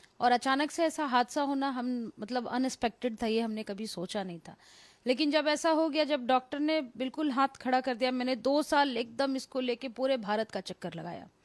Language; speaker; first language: Hindi; native; Hindi